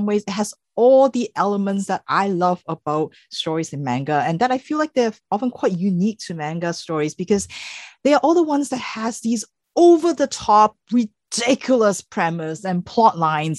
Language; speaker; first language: English; non-native, local second language; Cantonese